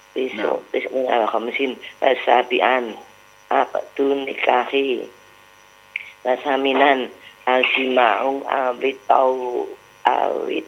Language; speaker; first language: Arabic; non-native, learner; Indonesian